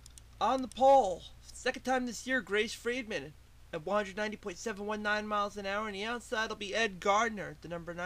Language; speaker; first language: English; native; English